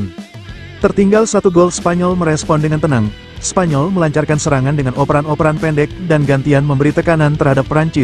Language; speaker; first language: Indonesian; native; Indonesian